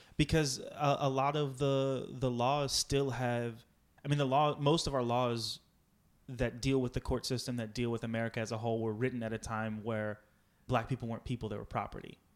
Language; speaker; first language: English; native; English